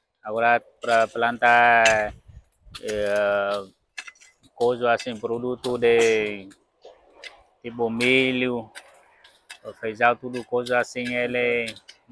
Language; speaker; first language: Portuguese; non-native, learner; Vietnamese